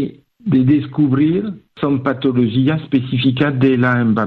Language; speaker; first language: Spanish; non-native, fluent; French